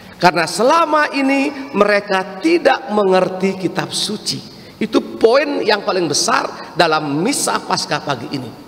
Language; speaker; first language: Indonesian; non-native, local second language; Balinese